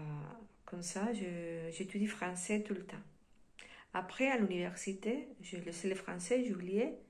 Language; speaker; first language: French; non-native, fluent; Spanish